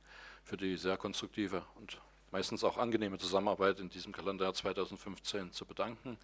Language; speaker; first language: German; native; German